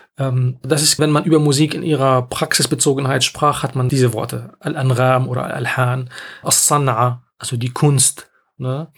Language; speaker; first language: German; non-native, fluent; Arabic